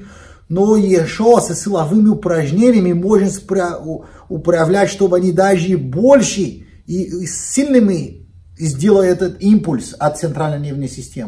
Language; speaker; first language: Russian; non-native, learner; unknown